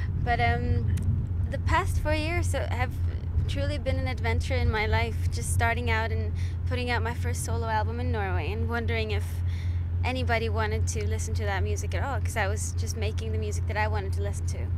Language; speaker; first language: English; non-native, fluent; Norwegian